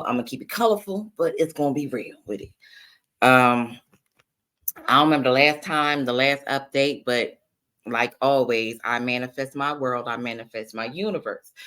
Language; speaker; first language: English; native; English